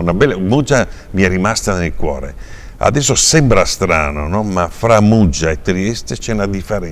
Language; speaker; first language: Italian; native; Italian